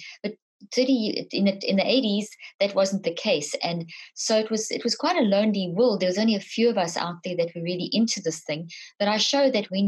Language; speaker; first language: English; native; English